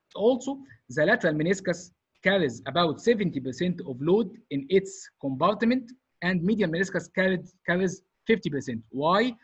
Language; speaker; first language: English; non-native, fluent; Arabic